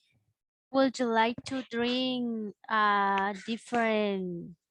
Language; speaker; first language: English; non-native, learner; Spanish